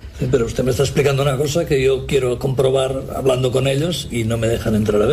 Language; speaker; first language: Spanish; native; Spanish